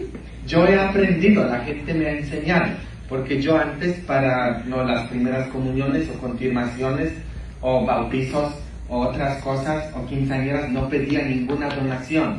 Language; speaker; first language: Spanish; non-native, fluent; English